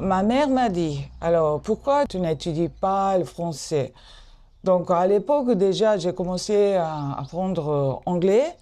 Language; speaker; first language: French; non-native, fluent; Japanese